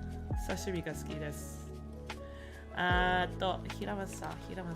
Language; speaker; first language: Japanese; non-native, learner; English